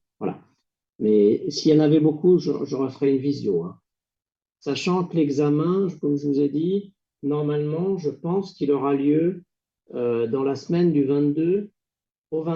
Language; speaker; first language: French; native; French